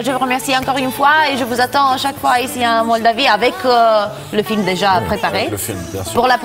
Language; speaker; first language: French; non-native, fluent; Romanian